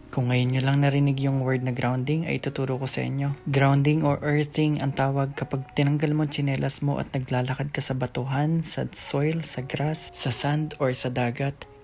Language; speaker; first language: Filipino; native; Filipino